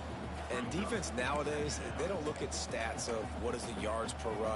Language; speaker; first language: English; native; English